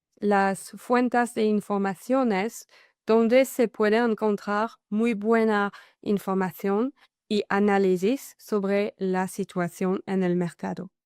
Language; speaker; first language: Spanish; non-native, fluent; French